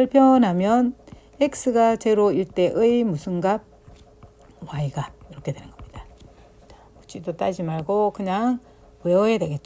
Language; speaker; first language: Korean; native; Korean